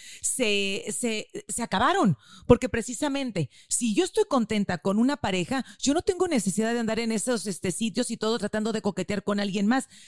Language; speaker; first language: Spanish; native; Spanish